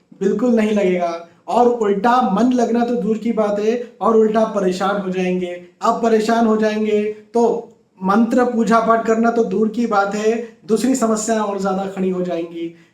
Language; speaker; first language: Hindi; native; Hindi